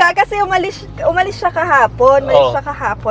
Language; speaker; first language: Filipino; native; Filipino